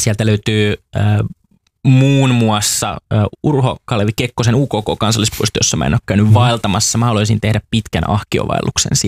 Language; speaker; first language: Finnish; native; Finnish